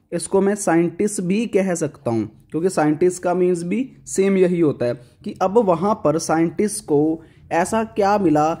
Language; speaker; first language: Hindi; non-native, local second language; Punjabi